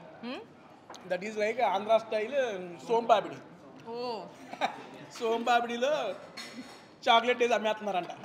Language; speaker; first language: Telugu; native; Telugu